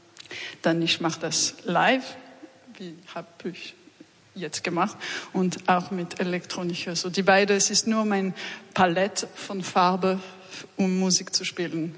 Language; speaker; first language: German; non-native, learner; French